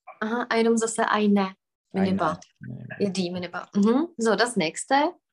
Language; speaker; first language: German; non-native, fluent; Czech